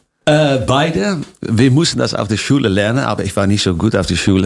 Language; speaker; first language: German; non-native, fluent; Dutch